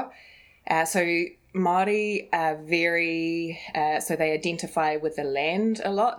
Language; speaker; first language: English; native; English